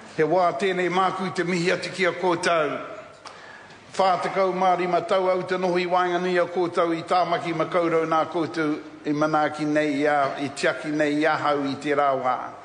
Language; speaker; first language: Māori; non-native, local second language; English